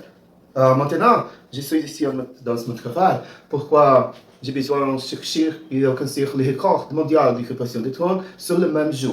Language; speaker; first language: French; non-native, learner; Portuguese